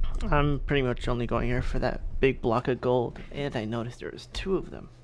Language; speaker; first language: English; early bilingual, other home language; Spanish